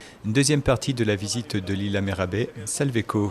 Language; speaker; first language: French; native; French